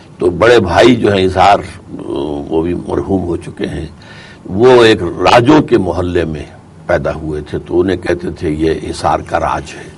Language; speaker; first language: Urdu; native; Urdu